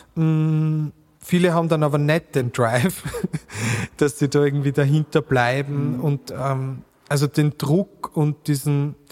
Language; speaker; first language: German; native; German